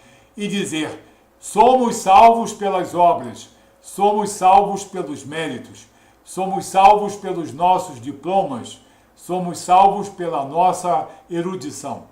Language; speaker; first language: Portuguese; native; Portuguese